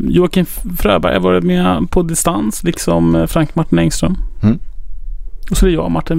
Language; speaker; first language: Swedish; native; Swedish